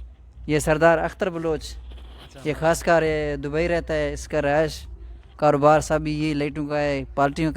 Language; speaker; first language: Hindi; non-native, local second language; Baluchi